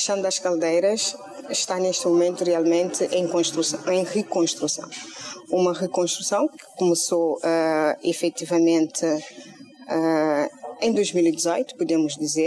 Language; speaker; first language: Portuguese; non-native, local second language; Kabuverdianu